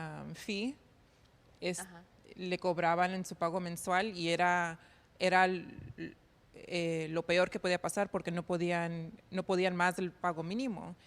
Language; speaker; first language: Spanish; early bilingual, heritage; Spanish